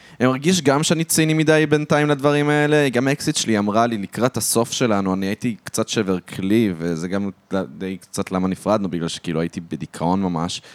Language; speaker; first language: Hebrew; early bilingual, other home language; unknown